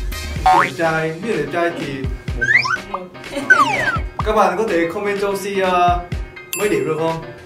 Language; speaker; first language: Vietnamese; non-native, fluent; Korean